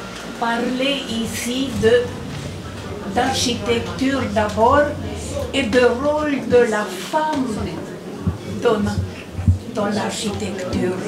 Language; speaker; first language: French; non-native, fluent; Romanian